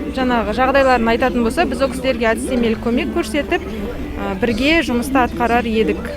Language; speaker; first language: Kazakh; native; Kazakh